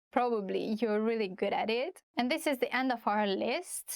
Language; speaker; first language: English; non-native, fluent; Hungarian